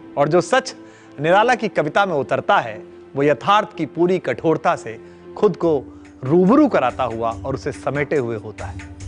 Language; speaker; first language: Hindi; native; Hindi